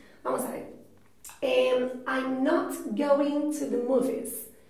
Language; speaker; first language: English; non-native, fluent; Spanish